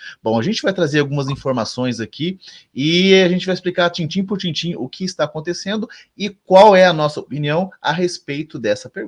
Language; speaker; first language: Portuguese; native; Portuguese